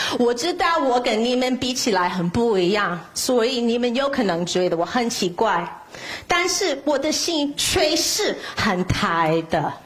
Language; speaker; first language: Chinese; non-native, fluent; English